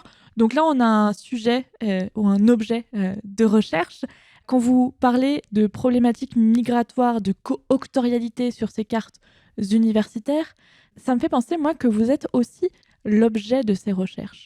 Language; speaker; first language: French; native; French